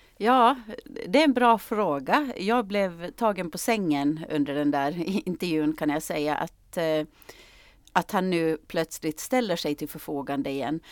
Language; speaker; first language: Swedish; native; Swedish